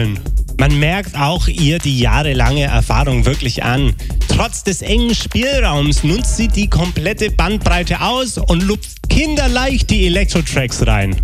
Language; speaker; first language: German; native; German